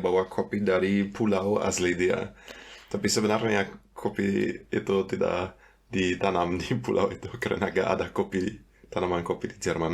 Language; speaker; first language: Indonesian; non-native, fluent; German